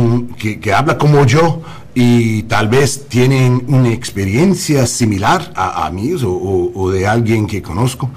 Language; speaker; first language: Spanish; non-native, learner; English